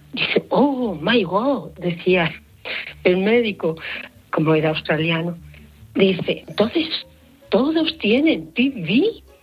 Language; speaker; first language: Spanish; native; Spanish